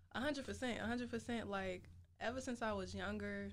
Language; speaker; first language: English; native; English